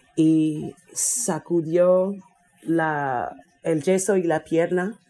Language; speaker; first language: Spanish; non-native, fluent; English